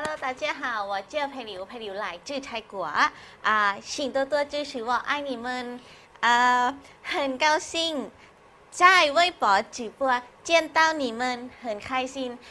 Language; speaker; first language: Chinese; non-native, learner; Thai